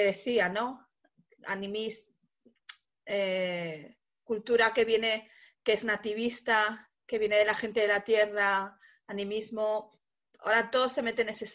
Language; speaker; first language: Spanish; native; Spanish